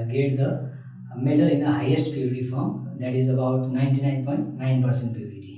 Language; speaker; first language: English; non-native, local second language; Nepali